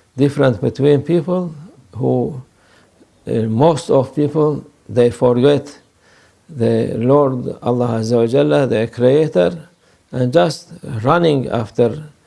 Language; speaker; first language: English; non-native, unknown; Turkish